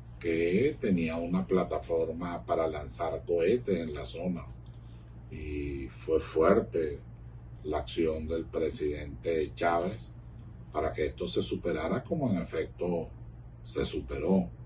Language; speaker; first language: Spanish; native; Spanish